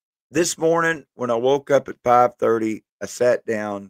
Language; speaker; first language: English; native; English